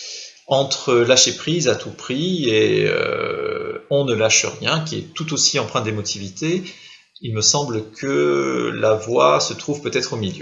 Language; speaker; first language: French; native; French